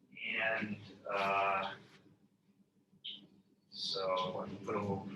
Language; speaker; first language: English; native; English